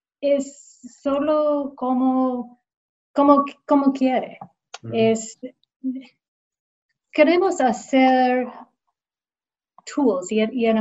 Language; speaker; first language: Spanish; non-native, learner; English